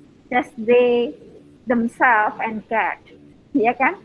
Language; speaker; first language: English; non-native, fluent; Indonesian